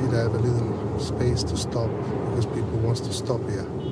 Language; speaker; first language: English; non-native, fluent; Italian